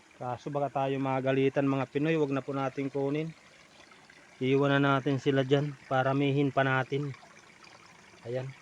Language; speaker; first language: Filipino; non-native, local second language; Bikol